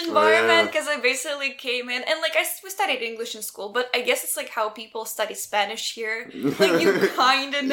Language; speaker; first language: English; non-native, fluent; Russian